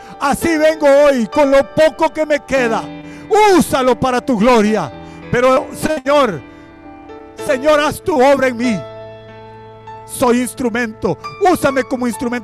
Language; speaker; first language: Spanish; native; Spanish